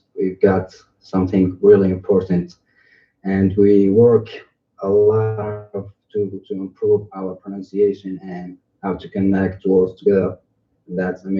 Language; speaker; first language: English; non-native, fluent; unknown